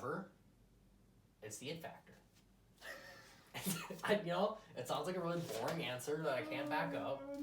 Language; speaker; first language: English; native; English